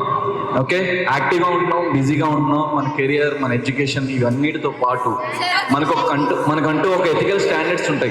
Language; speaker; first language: Telugu; native; Telugu